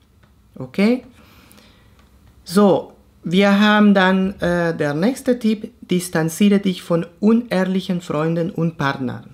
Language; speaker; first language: German; non-native, fluent; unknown